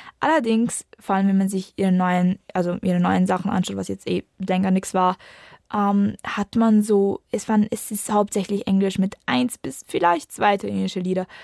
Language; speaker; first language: German; early bilingual, other home language; Italian